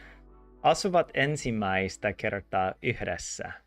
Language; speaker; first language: Finnish; non-native, learner; English